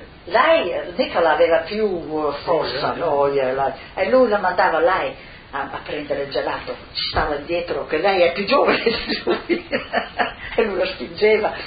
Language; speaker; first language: Italian; non-native, local second language; Friulian